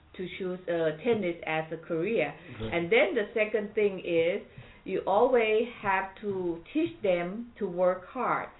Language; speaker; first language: English; non-native, fluent; Thai